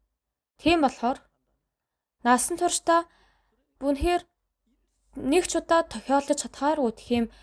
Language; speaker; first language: Mongolian; non-native, fluent; Korean